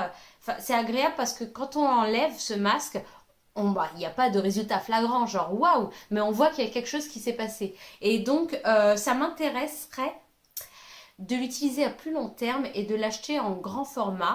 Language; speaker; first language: French; native; French